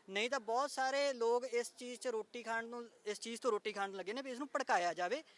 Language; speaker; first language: Punjabi; native; Punjabi